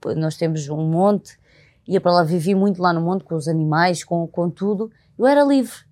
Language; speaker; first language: Portuguese; native; Portuguese